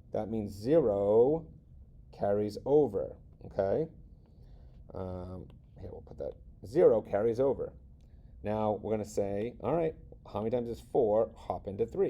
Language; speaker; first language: English; native; English